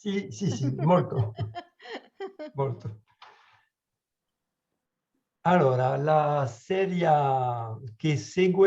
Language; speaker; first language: Italian; non-native, learner; French